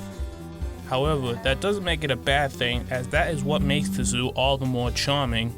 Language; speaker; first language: English; native; English